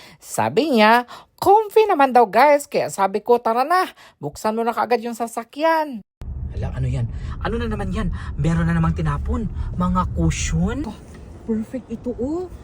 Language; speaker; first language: Filipino; non-native, local second language; Cebuano